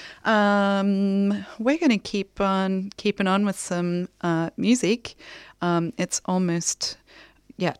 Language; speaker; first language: English; native; English